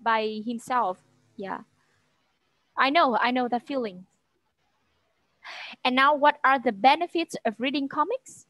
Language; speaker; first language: English; non-native, fluent; Vietnamese